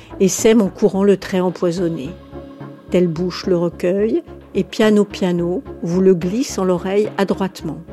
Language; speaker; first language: French; native; French